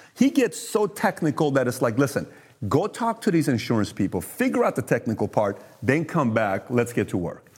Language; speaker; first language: English; early bilingual, other home language; Persian